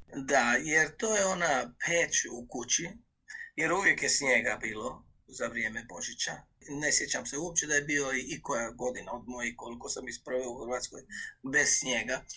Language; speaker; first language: Croatian; native; Croatian